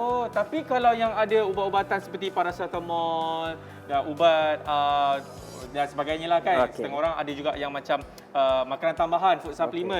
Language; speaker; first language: Malay; native; Malay